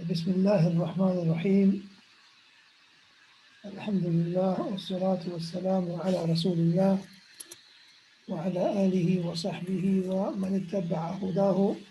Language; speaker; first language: Arabic; non-native, fluent; English